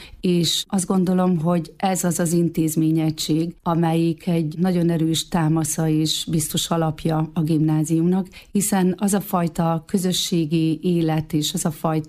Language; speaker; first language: Hungarian; native; Hungarian